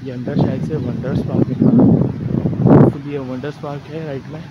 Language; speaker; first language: Hindi; non-native, local second language; Marathi